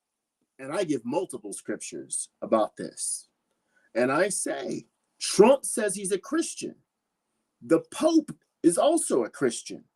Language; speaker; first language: English; native; English